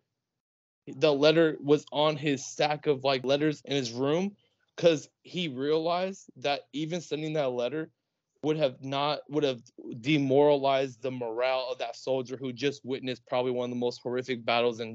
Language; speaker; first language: English; native; English